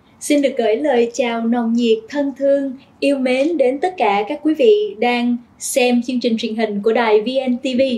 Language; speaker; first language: Vietnamese; early bilingual, heritage; Vietnamese